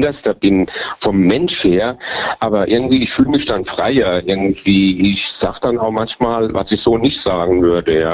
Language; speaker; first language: German; native; German